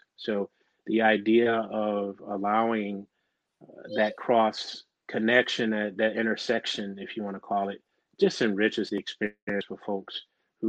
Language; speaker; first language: English; native; English